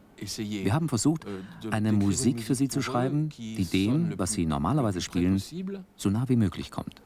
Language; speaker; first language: German; native; German